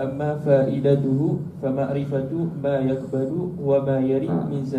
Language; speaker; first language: Arabic; non-native, learner; Malay